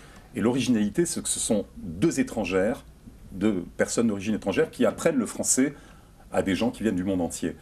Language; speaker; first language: French; native; French